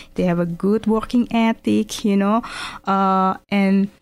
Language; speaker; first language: English; non-native, fluent; Indonesian